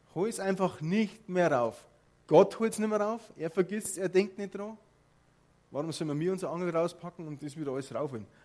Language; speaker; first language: German; native; German